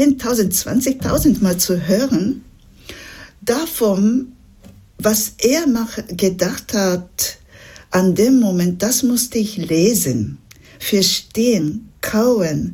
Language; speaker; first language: German; non-native, fluent; Japanese